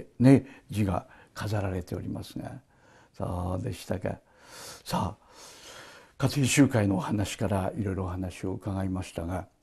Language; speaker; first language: Japanese; native; Japanese